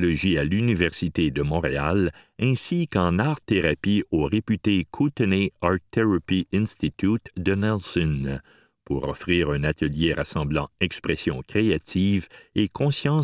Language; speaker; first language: French; native; French